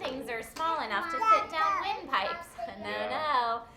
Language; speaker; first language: English; native; English